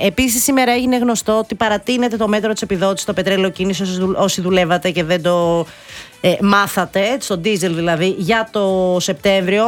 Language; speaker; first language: Greek; native; Greek